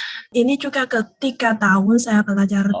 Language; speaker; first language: Indonesian; non-native, learner; Chinese